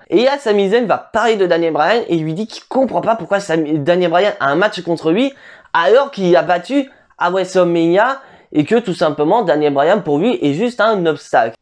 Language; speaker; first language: French; native; French